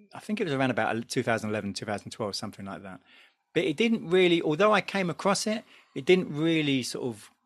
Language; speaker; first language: English; native; English